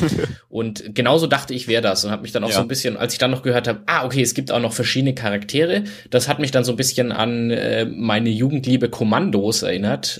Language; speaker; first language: German; native; German